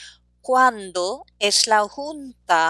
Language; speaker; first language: Spanish; non-native, fluent; English